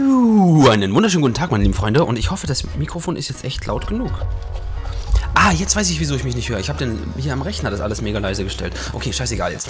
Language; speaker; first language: German; native; German